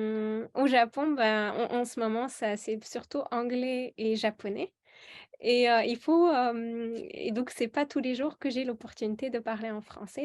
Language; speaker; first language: French; non-native, local second language; Arabic